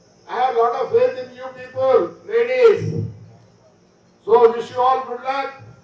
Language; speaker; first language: English; non-native, local second language; Telugu